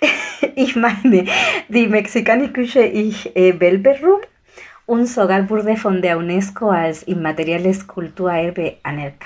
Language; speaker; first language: German; non-native, fluent; Spanish